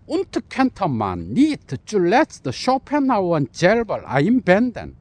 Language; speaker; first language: German; non-native, learner; Korean